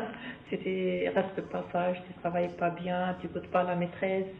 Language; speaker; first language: French; non-native, local second language; Arabic